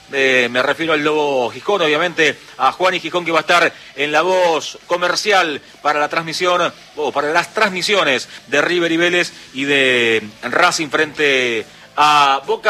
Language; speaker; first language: Spanish; native; Spanish